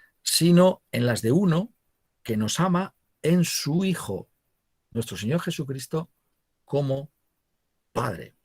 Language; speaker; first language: Spanish; native; Spanish